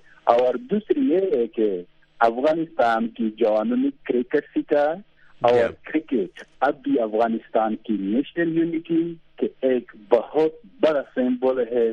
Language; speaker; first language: Hindi; non-native, fluent; Pashto